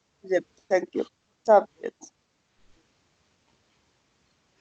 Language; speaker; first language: English; non-native, learner; Spanish